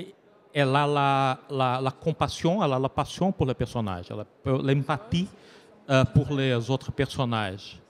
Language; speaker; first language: French; non-native, learner; Portuguese